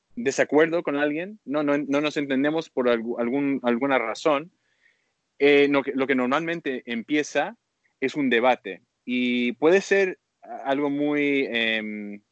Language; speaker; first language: Spanish; early bilingual, heritage; Spanish